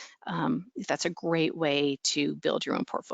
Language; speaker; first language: English; native; English